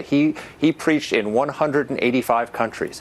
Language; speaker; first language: English; native; English